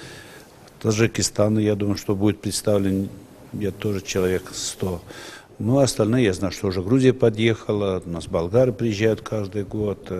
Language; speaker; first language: Russian; native; Russian